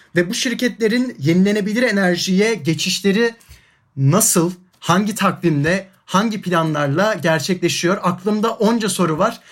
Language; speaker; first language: Turkish; native; Turkish